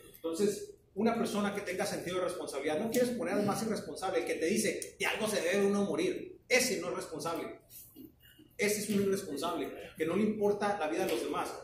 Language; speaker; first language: Spanish; native; Spanish